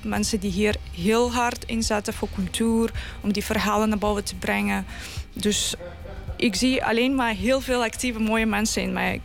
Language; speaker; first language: Dutch; non-native, fluent; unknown